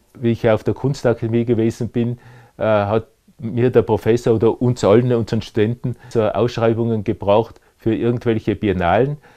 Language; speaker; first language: German; native; German